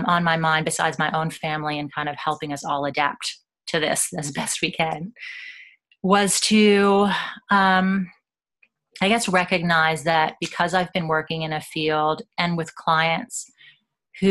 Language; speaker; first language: English; native; English